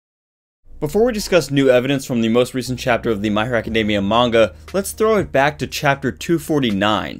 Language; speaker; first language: English; native; English